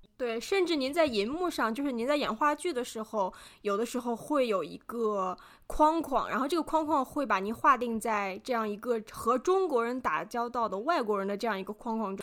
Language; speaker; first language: Chinese; native; Chinese